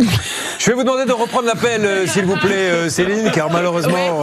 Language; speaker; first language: French; native; French